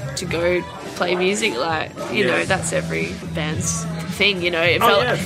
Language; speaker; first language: English; native; English